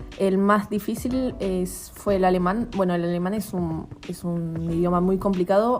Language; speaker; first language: Spanish; early bilingual, heritage; Spanish